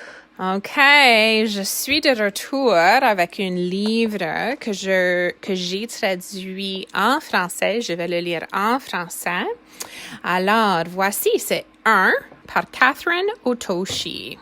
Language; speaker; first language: French; non-native, fluent; English